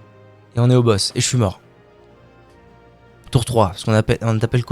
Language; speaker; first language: French; native; French